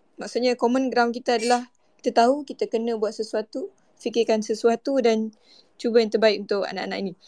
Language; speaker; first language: Malay; native; Malay